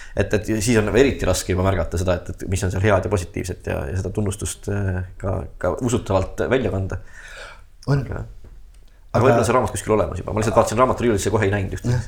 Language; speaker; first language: Estonian; native; Estonian